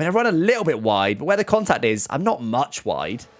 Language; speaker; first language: English; native; English